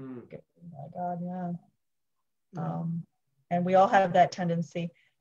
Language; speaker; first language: English; native; English